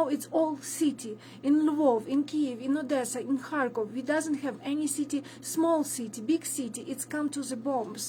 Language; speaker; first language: English; non-native, learner; Ukrainian